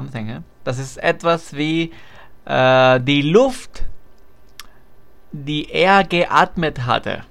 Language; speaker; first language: German; non-native, fluent; Spanish